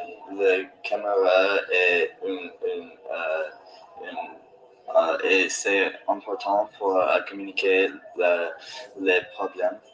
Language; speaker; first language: French; non-native, learner; English